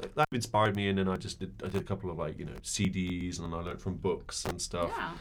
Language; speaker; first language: English; native; English